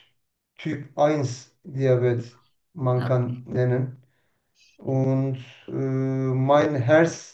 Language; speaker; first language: German; non-native, learner; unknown